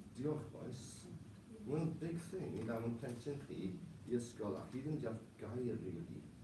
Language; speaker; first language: Welsh; non-native, local second language; English